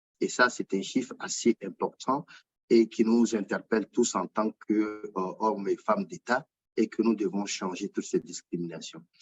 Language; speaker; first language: French; non-native, local second language; Bambara